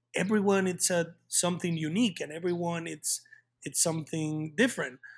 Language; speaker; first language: English; non-native, fluent; Spanish